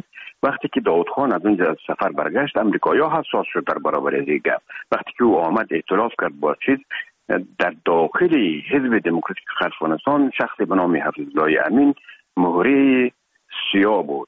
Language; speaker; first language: Persian; native; Persian